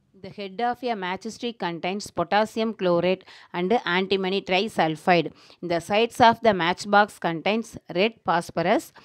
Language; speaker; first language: English; non-native, local second language; Tamil